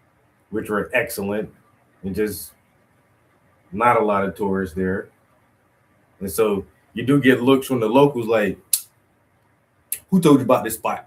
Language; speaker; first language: English; native; English